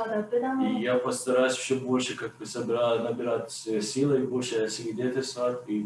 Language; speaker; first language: Russian; non-native, learner; Persian